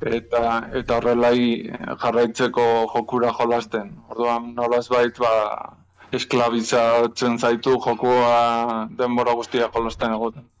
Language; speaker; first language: Basque; native; Basque